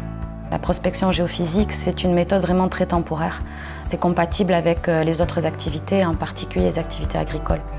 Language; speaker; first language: French; native; French